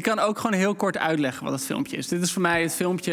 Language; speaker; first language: Dutch; native; Dutch